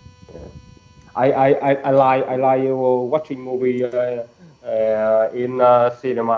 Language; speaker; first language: English; non-native, learner; Vietnamese